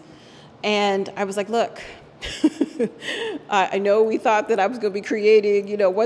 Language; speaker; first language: English; early bilingual, other home language; Spanish